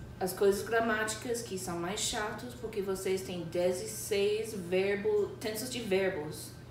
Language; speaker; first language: Portuguese; non-native, fluent; English